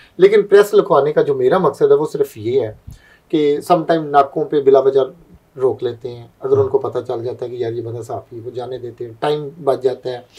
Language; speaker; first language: Urdu; non-native, local second language; Punjabi